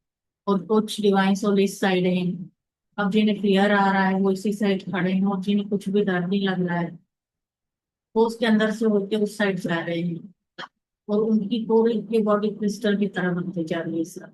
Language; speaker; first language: Hindi; native; Hindi